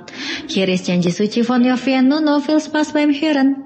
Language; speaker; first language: German; non-native, learner; Indonesian